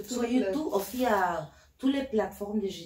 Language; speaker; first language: French; non-native, learner; Spanish